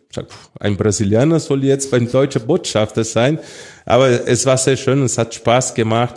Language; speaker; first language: German; non-native, fluent; Portuguese